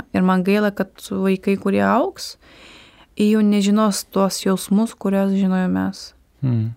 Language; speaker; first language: Lithuanian; non-native, local second language; Romany